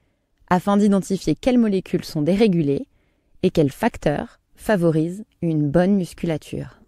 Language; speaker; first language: French; native; French